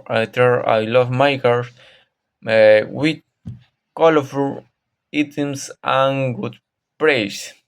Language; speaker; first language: English; non-native, learner; Spanish